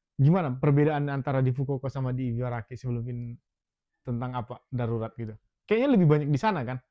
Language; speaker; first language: Indonesian; native; Indonesian